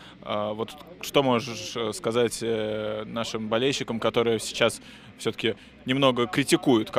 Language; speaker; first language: Russian; native; Russian